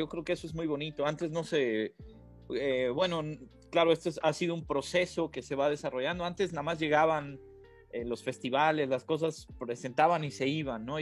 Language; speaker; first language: Spanish; native; Spanish